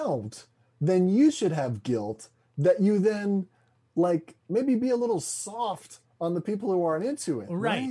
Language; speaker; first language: English; native; English